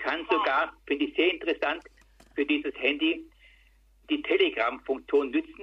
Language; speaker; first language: German; native; German